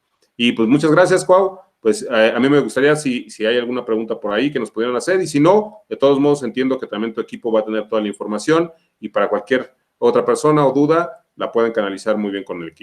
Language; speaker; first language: Spanish; native; Spanish